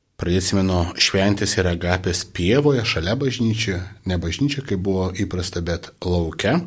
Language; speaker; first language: Lithuanian; non-native, local second language; Polish